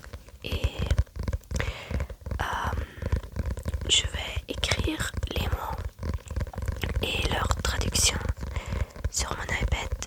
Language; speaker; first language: French; non-native, learner; German